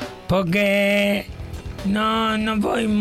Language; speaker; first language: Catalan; non-native, local second language; Spanish